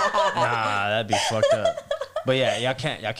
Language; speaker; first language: English; native; English